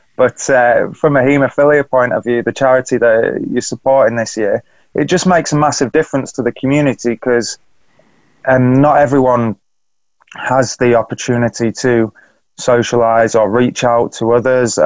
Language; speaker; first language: English; native; English